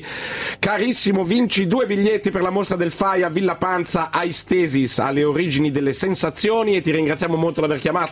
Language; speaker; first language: Italian; native; Italian